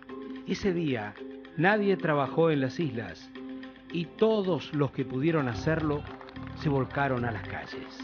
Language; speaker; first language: Spanish; native; Spanish